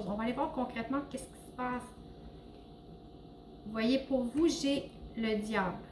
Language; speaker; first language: French; native; French